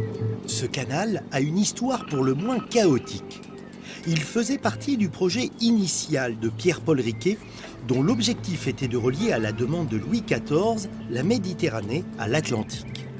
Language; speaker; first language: French; native; French